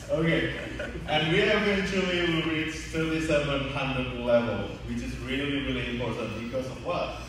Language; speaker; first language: English; non-native, fluent; Indonesian